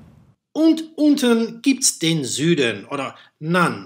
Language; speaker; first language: German; non-native, fluent; Dutch